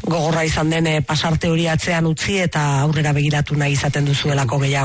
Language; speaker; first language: Basque; native; Basque